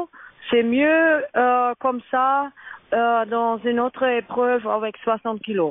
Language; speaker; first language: French; non-native, learner; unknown